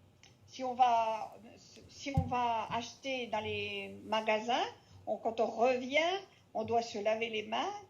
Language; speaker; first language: French; non-native, fluent; Spanish